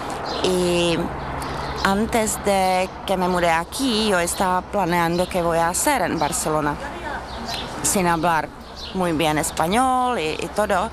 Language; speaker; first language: Spanish; non-native, fluent; Czech